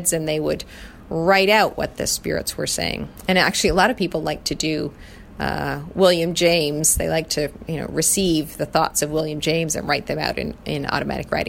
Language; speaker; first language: English; native; English